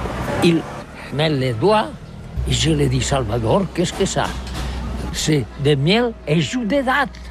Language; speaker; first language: French; non-native, learner; Catalan